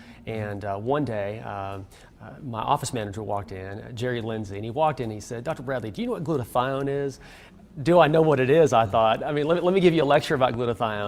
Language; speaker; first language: English; native; English